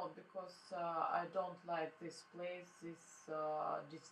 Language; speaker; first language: English; non-native, learner; Russian